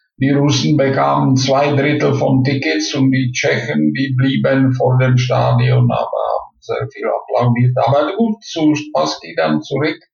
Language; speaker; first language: German; non-native, fluent; Czech